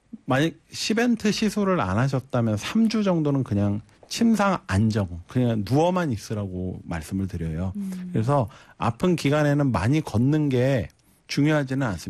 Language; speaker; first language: Korean; native; Korean